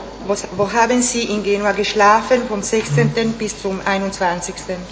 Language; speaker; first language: German; non-native, fluent; Italian